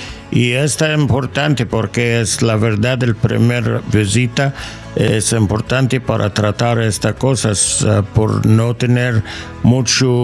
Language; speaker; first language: Spanish; non-native, learner; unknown